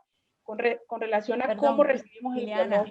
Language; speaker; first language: Spanish; native; Spanish